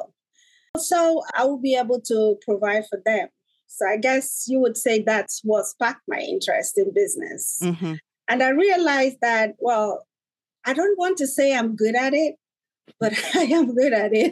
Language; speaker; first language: English; non-native, local second language; Igbo